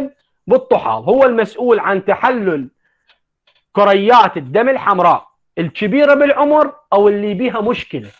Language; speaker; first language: Arabic; native; Arabic